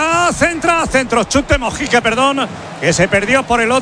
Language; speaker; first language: Spanish; native; Spanish